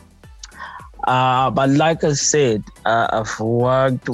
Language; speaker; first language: English; non-native, local second language; Zulu